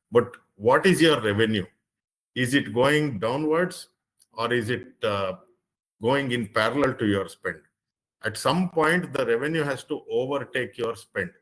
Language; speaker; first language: English; non-native, local second language; Kannada